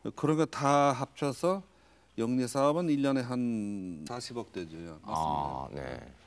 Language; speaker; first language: Korean; non-native, fluent; English